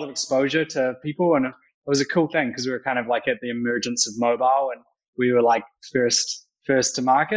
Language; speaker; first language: English; native; English